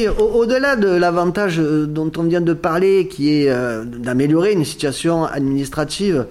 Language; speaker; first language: French; native; French